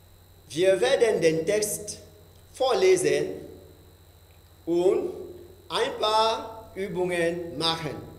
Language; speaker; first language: German; non-native, fluent; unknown